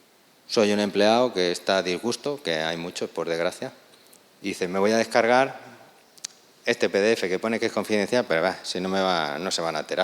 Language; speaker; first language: Spanish; native; Spanish